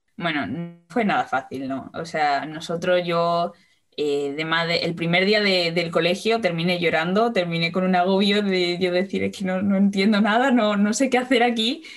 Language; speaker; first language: Spanish; native; Spanish